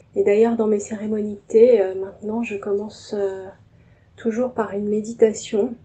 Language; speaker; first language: French; native; French